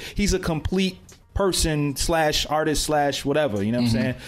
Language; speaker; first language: English; native; English